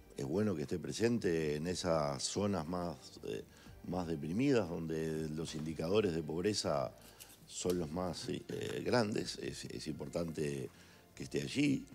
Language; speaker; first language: Spanish; native; Spanish